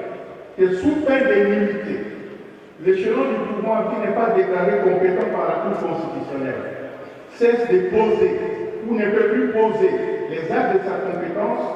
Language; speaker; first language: French; native; French